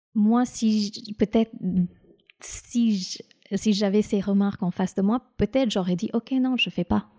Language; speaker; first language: French; non-native, fluent; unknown